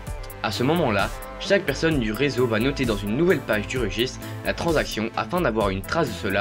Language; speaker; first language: French; native; French